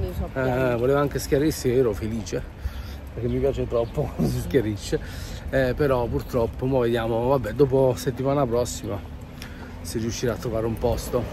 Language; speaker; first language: Italian; native; Italian